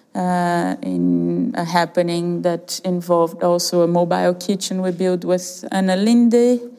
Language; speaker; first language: English; early bilingual, other home language; Portuguese